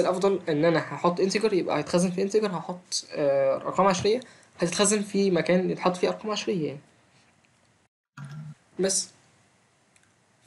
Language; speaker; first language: Arabic; native; Arabic